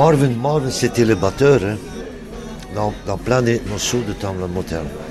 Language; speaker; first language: French; non-native, local second language; Dutch